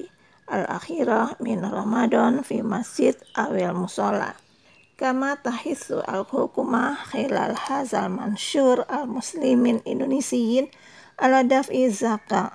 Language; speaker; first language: Arabic; non-native, fluent; Indonesian